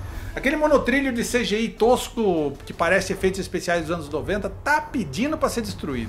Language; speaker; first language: Portuguese; native; Portuguese